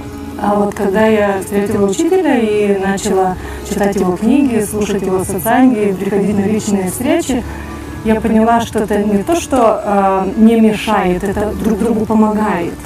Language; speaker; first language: Russian; native; Russian